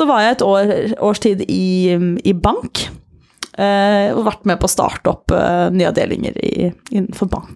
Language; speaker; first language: Norwegian; native; Norwegian